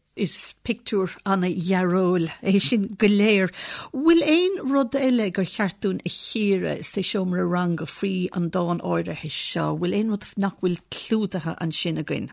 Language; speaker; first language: Irish; native; Irish